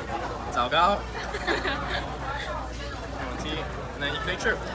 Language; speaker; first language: Chinese; non-native, learner; English